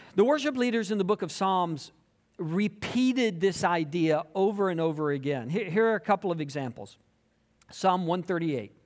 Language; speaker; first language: English; native; English